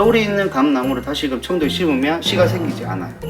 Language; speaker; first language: Korean; native; Korean